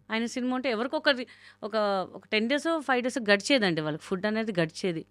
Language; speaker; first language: Telugu; non-native, local second language; Hindi